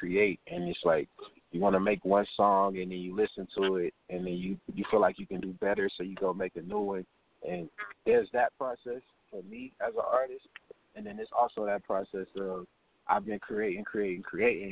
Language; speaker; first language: English; native; English